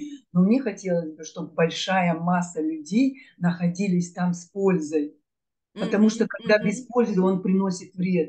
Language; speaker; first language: Russian; native; Russian